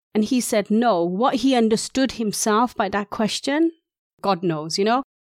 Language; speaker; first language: English; non-native, local second language; Urdu